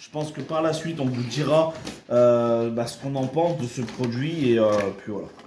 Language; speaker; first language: French; native; French